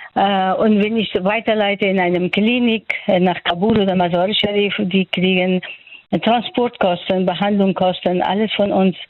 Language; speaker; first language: German; non-native, fluent; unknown